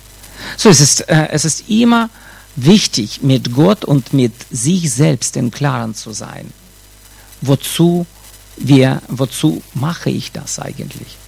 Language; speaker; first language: German; non-native, fluent; Russian